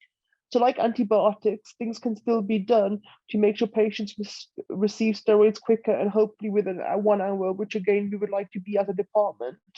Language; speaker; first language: English; native; English